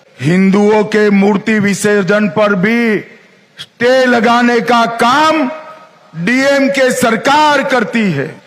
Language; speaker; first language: Hindi; non-native, local second language; Gujarati